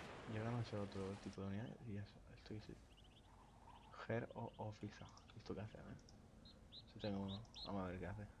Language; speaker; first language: Spanish; native; Spanish